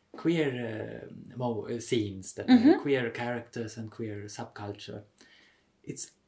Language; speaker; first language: English; non-native, fluent; Swedish